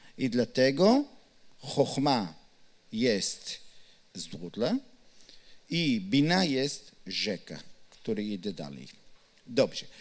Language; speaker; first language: Polish; non-native, learner; Hebrew